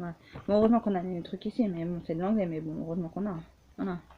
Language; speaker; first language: French; native; French